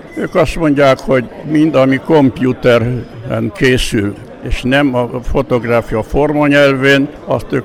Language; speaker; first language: Hungarian; native; Hungarian